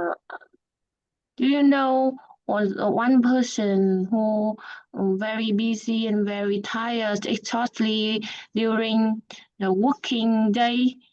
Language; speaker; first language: English; non-native, learner; Vietnamese